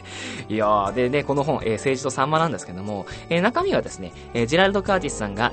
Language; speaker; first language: Japanese; native; Japanese